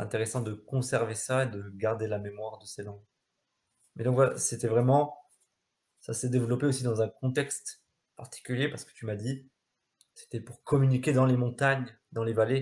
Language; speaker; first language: French; native; French